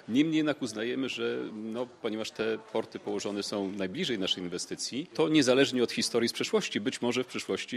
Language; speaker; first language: Polish; native; Polish